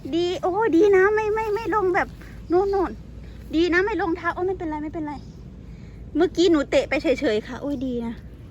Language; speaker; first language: Thai; native; Thai